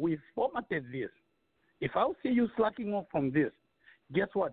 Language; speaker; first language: English; non-native, local second language; Nyanja